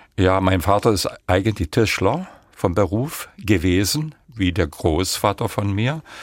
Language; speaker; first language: German; non-native, local second language; Upper Sorbian